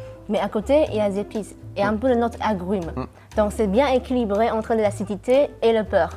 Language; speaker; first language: French; non-native, fluent; Chinese